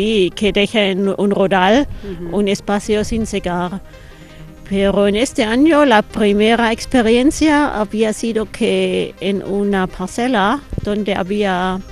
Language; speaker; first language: Spanish; non-native, fluent; German